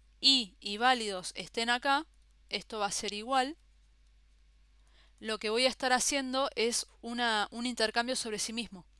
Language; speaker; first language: Spanish; native; Spanish